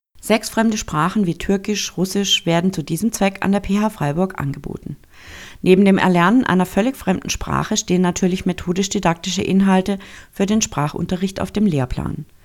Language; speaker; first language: German; native; German